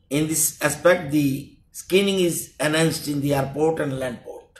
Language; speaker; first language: English; non-native, local second language; Bangla